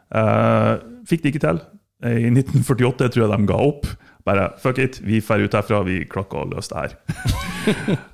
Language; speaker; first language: Norwegian; non-native, fluent; German